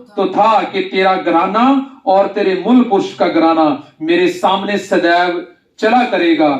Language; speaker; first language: Hindi; non-native, local second language; Punjabi